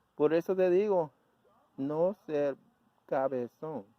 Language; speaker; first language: Spanish; early bilingual, heritage; Spanish